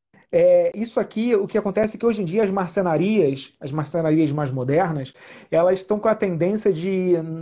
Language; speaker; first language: Portuguese; native; Portuguese